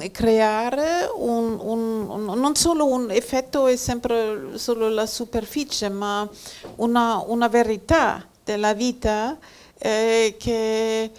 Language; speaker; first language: Italian; non-native, fluent; German